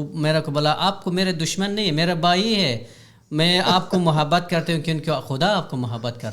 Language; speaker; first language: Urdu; non-native, learner; Hazaragi